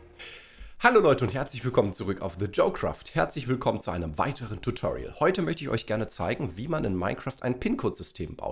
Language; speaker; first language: German; native; German